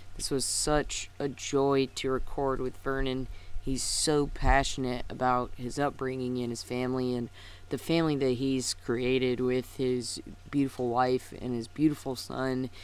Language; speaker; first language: English; native; English